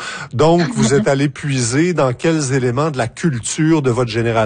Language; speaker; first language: French; native; French